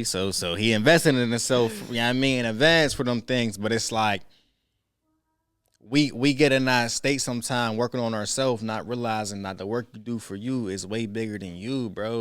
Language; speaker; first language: English; native; English